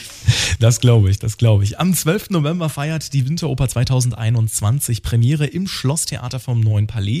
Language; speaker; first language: German; native; German